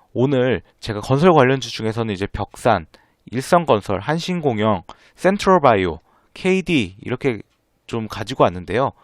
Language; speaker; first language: Korean; native; Korean